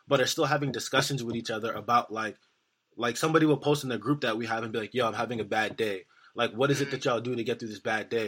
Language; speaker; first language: English; native; English